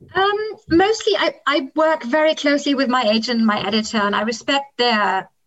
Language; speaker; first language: English; non-native, local second language; German